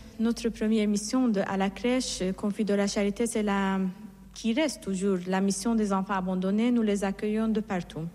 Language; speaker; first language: French; non-native, fluent; Persian